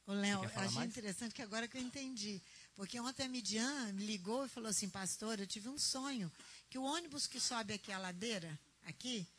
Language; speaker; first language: Portuguese; native; Portuguese